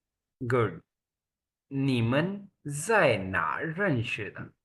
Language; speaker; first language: Chinese; non-native, fluent; Urdu